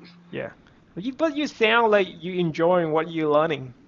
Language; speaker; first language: English; non-native, fluent; Vietnamese